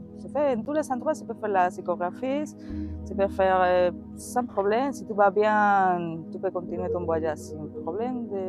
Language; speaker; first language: French; non-native, learner; Spanish